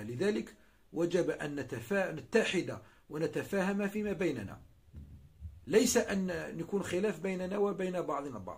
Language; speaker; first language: Arabic; native; Arabic